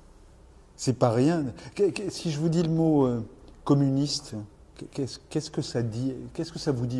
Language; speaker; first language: French; native; French